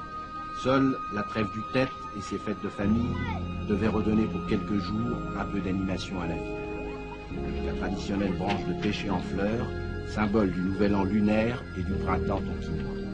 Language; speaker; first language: French; native; French